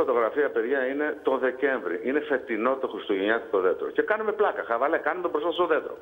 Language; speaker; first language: Greek; native; Greek